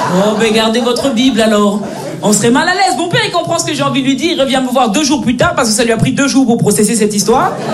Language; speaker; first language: French; native; French